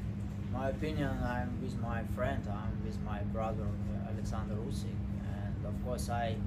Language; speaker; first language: English; non-native, learner; Ukrainian